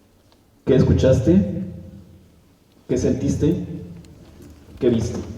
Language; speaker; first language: Spanish; native; Spanish